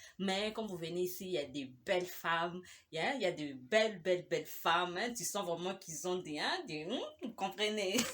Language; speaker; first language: French; non-native, local second language; Lingala